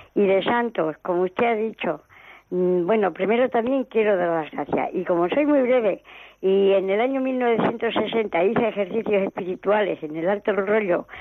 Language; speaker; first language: Spanish; native; Spanish